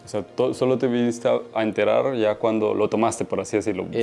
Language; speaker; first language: Spanish; native; Spanish